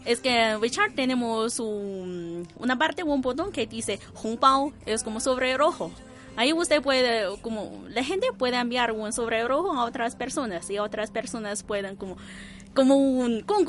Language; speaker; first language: Spanish; non-native, fluent; Chinese